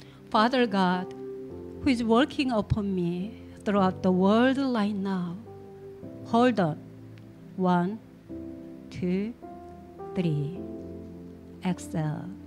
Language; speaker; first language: English; non-native, learner; Korean